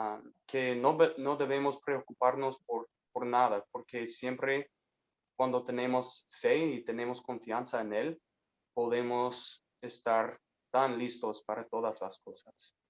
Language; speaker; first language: Spanish; non-native, fluent; English